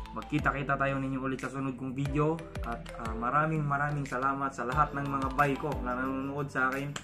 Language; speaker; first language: Filipino; non-native, local second language; Cebuano